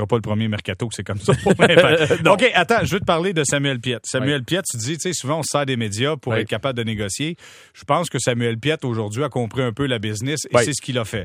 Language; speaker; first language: French; native; French